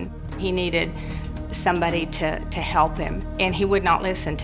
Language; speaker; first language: English; native; English